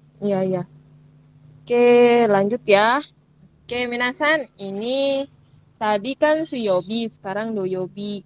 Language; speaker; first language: Indonesian; native; Indonesian